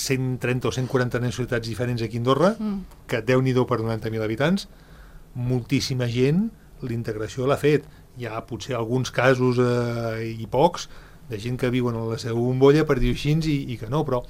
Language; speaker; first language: Catalan; native; Catalan